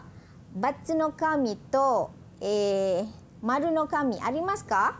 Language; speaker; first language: Japanese; non-native, fluent; Malay